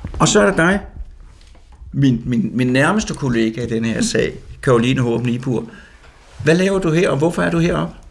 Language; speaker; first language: Danish; native; Danish